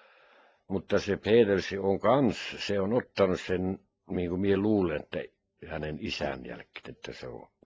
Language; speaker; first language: Finnish; non-native, local second language; Norwegian